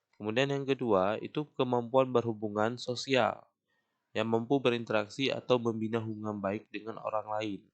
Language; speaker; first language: Indonesian; native; Indonesian